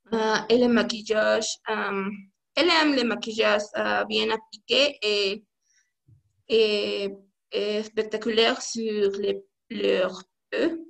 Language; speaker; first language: French; non-native, learner; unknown